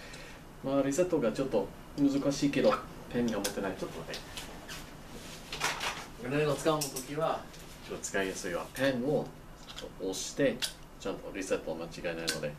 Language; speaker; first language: Japanese; non-native, learner; English